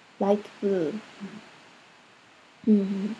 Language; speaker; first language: English; non-native, learner; Japanese